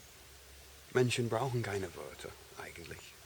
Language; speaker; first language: German; non-native, fluent; English